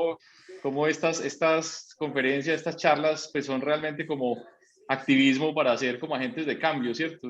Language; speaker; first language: Spanish; native; Spanish